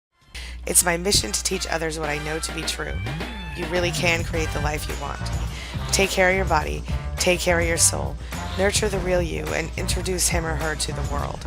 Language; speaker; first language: English; native; English